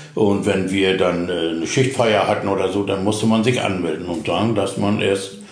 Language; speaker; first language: German; native; German